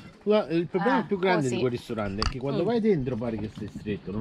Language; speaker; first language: Italian; native; Italian